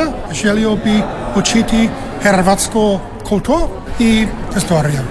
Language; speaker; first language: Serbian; non-native, learner; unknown